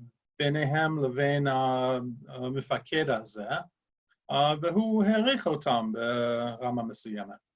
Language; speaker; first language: Hebrew; non-native, fluent; English